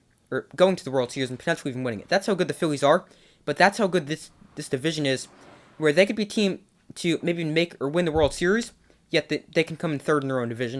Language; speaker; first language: English; native; English